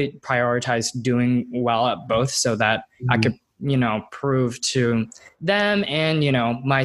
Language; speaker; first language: English; native; English